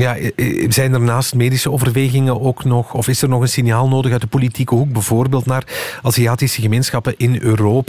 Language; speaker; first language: Dutch; native; Dutch